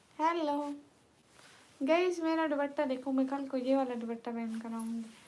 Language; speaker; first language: Urdu; non-native, local second language; Punjabi